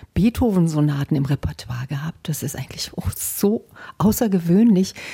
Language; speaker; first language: German; native; German